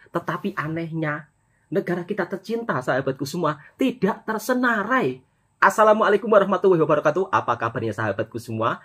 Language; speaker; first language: Indonesian; native; Indonesian